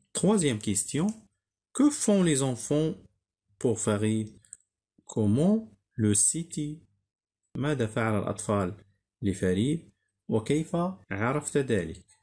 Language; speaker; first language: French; non-native, local second language; Arabic